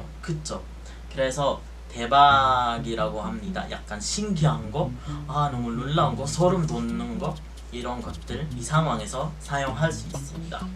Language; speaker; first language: Korean; non-native, fluent; Filipino